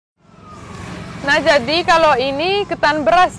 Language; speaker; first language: Indonesian; non-native, learner; Romanian